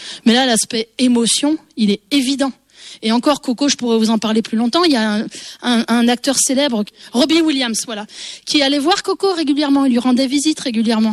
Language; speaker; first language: French; native; French